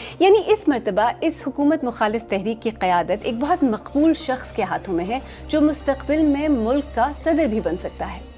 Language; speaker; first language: Urdu; native; Urdu